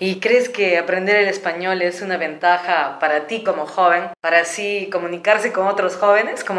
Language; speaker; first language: Spanish; native; Spanish